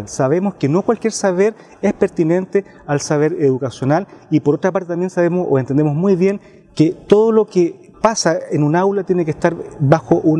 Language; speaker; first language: Spanish; native; Spanish